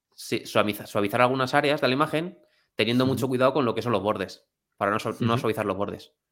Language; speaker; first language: Spanish; native; Spanish